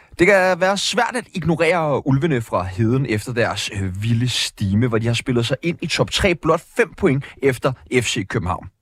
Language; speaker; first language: Danish; native; Danish